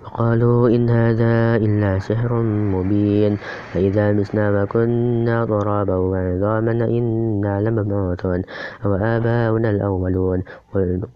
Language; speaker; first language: Arabic; non-native, learner; Indonesian